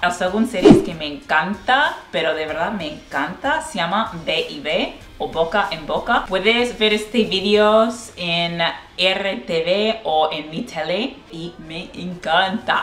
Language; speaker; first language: Spanish; non-native, fluent; English